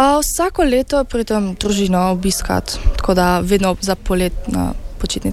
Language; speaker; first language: Slovenian; early bilingual, heritage; Slovenian